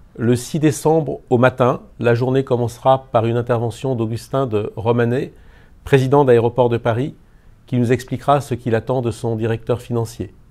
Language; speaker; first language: French; native; French